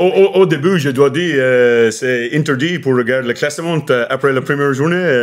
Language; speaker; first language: French; non-native, learner; English